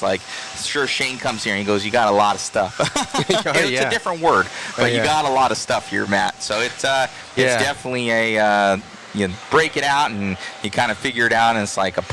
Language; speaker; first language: English; native; English